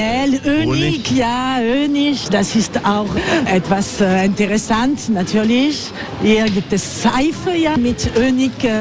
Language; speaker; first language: German; non-native, learner; French